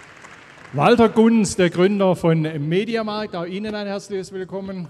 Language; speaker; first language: German; native; German